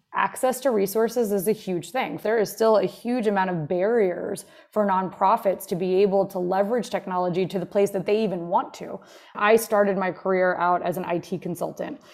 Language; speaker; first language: English; native; English